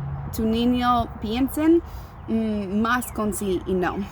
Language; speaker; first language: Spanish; non-native, learner; English